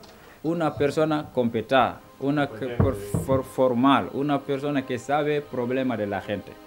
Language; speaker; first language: Spanish; non-native, local second language; Wolof